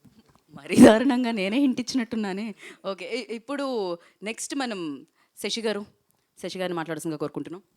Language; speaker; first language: Telugu; native; Telugu